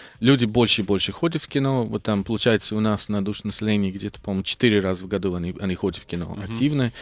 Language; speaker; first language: Russian; non-native, fluent; English